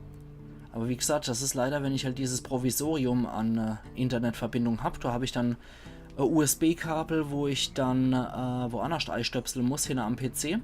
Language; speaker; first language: German; native; German